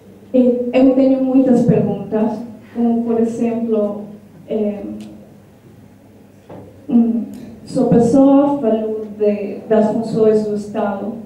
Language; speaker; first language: Portuguese; non-native, learner; Spanish